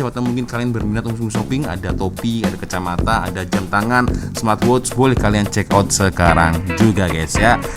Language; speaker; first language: Indonesian; native; Indonesian